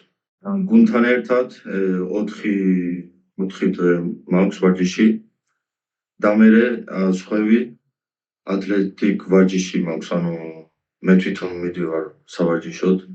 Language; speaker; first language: Georgian; early bilingual, heritage; Georgian